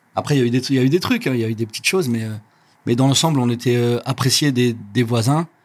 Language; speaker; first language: French; native; French